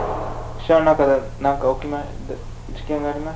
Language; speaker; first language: Japanese; early bilingual, heritage; Japanese